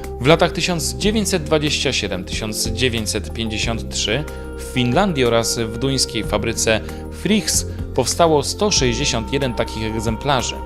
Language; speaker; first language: Polish; native; Polish